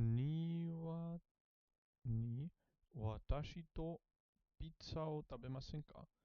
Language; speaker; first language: Japanese; non-native, learner; English